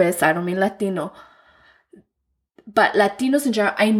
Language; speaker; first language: English; non-native, fluent; Spanish